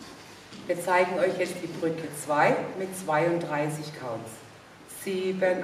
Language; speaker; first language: German; native; German